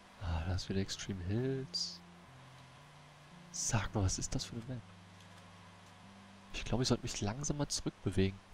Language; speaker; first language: German; native; German